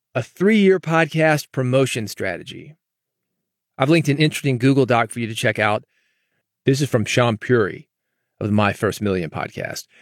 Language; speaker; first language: English; native; English